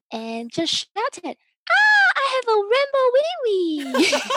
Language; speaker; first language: English; early bilingual, other home language; Chinese